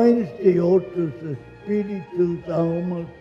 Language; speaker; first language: Portuguese; non-native, learner; English